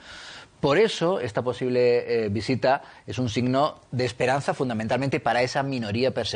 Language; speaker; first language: Spanish; native; Spanish